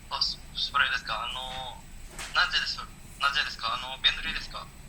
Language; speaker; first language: Japanese; non-native, learner; Indonesian